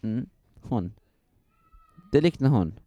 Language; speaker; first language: Swedish; early bilingual, other home language; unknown